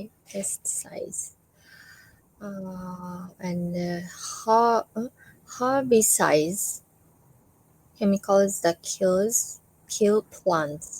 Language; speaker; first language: English; non-native, learner; Japanese